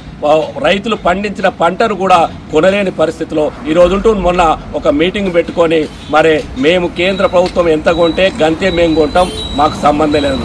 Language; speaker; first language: Telugu; native; Telugu